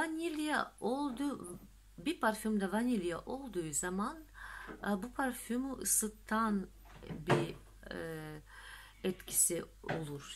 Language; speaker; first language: Turkish; non-native, fluent; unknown